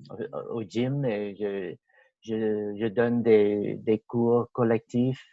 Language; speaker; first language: French; non-native, fluent; English